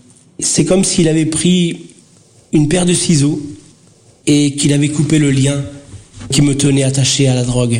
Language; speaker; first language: French; early bilingual, other home language; Portuguese